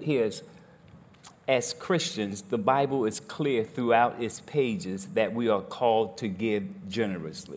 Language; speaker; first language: English; native; English